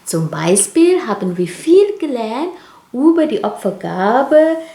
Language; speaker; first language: German; non-native, learner; Indonesian